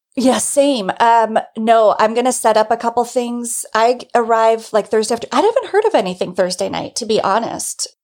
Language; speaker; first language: English; native; English